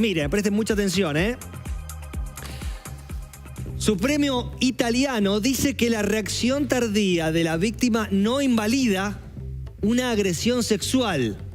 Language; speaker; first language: Spanish; native; Spanish